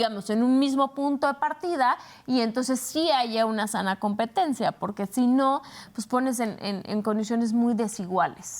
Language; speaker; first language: Spanish; native; Spanish